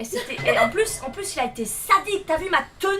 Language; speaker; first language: French; native; French